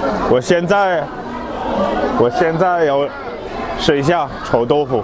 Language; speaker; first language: Chinese; non-native, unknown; German